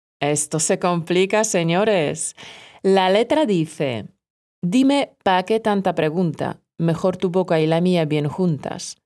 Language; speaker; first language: Spanish; non-native, fluent; Polish